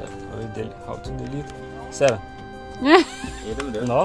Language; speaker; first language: English; non-native, learner; Lithuanian